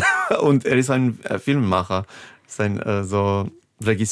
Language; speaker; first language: German; non-native, fluent; Persian